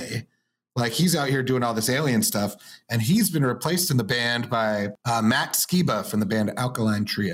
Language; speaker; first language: English; native; English